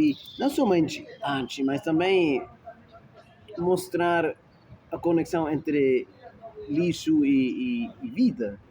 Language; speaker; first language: Portuguese; non-native, fluent; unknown